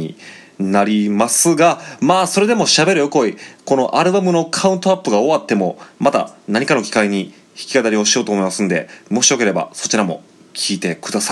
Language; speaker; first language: Japanese; native; Japanese